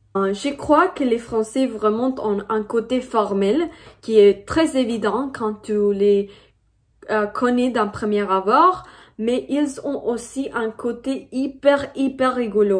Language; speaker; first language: French; non-native, fluent; Spanish